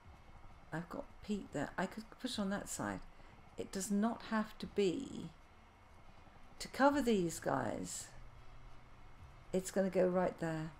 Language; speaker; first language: English; native; English